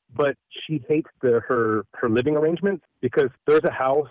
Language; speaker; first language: English; early bilingual, other home language; Filipino